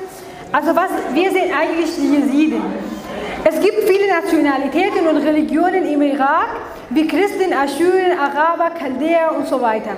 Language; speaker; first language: German; non-native, learner; Kurdish